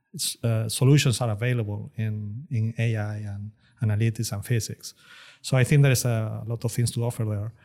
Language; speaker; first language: English; non-native, fluent; Spanish